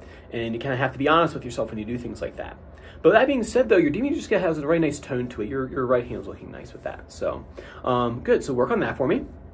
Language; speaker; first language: English; native; English